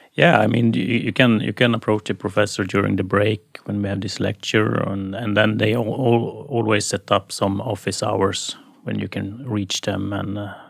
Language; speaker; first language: English; non-native, fluent; Swedish